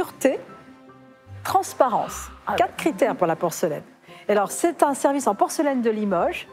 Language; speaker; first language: French; native; French